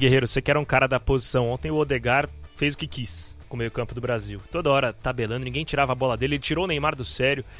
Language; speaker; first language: Portuguese; native; Portuguese